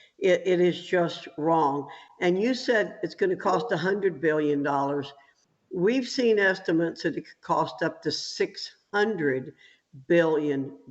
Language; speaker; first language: English; native; English